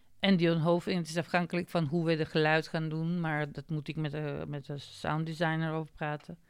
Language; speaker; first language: Dutch; non-native, fluent; Macedonian